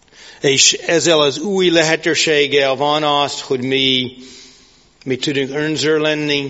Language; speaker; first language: Hungarian; non-native, fluent; English